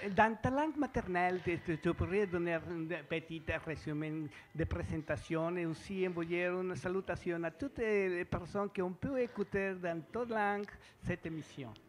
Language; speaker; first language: French; non-native, learner; Spanish